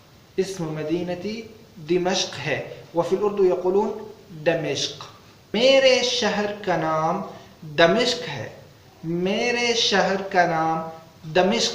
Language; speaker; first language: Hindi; non-native, learner; Arabic